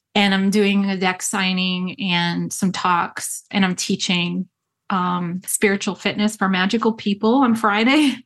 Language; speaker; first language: English; native; English